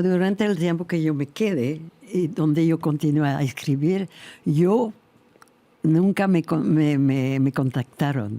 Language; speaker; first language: Spanish; non-native, fluent; French